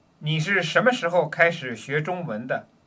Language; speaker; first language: Chinese; non-native, learner; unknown